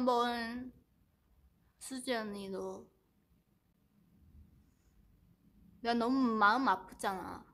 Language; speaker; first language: Korean; non-native, fluent; Chinese